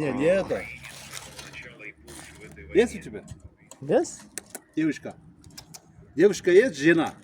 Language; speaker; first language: Russian; non-native, local second language; Kyrgyz